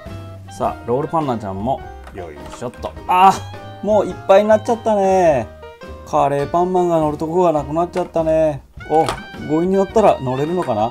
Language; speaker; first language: Japanese; native; Japanese